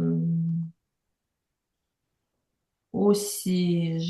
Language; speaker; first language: French; non-native, learner; Ukrainian